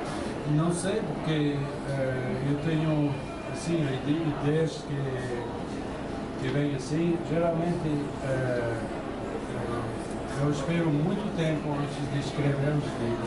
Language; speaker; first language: Portuguese; non-native, fluent; French